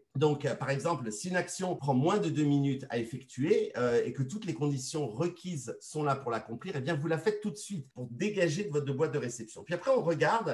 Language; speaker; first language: French; native; French